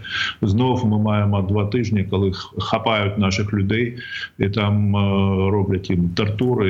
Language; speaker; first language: Ukrainian; native; Ukrainian